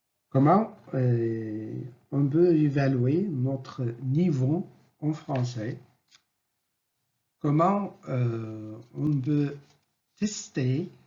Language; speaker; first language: French; non-native, fluent; Arabic